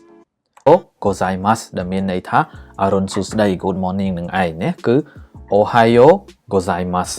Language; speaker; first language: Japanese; non-native, fluent; Khmer